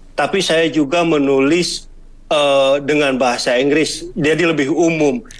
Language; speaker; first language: Indonesian; native; Indonesian